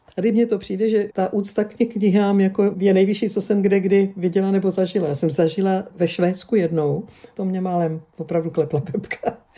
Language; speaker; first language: Czech; early bilingual, other home language; Greek